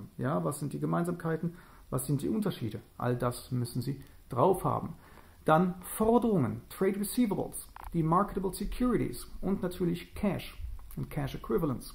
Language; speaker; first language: German; native; German